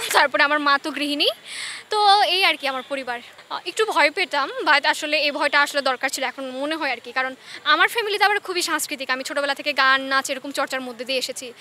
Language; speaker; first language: Bangla; non-native, local second language; Chakma